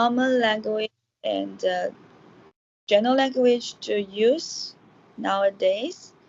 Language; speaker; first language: English; non-native, learner; Chinese